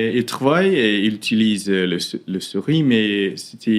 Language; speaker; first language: French; non-native, fluent; English